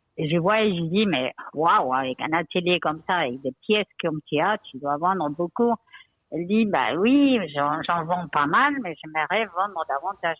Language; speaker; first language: French; non-native, fluent; Spanish